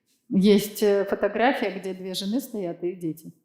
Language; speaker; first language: Russian; native; Russian